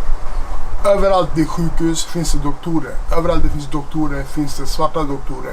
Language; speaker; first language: Swedish; non-native, fluent; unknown